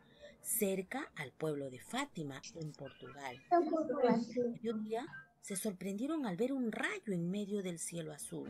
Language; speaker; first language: Spanish; native; Spanish